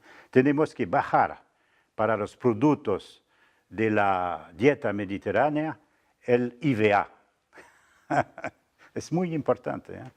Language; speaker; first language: Spanish; non-native, fluent; French